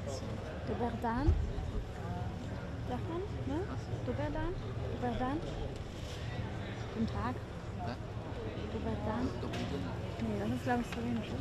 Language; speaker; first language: German; native; German